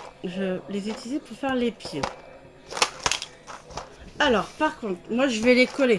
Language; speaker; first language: French; native; French